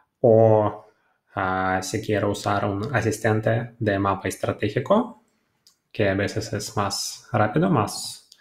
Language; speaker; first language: Spanish; non-native, fluent; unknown